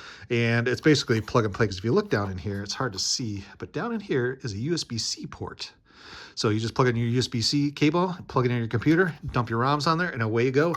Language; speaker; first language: English; native; English